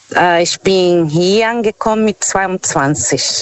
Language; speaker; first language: German; non-native, fluent; Portuguese